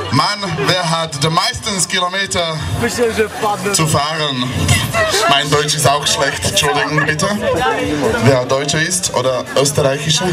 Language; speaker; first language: German; non-native, learner; Slovak